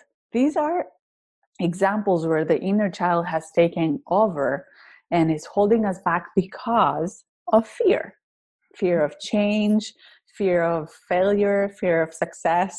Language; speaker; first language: English; non-native, fluent; Greek